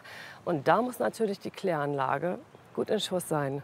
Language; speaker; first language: German; native; German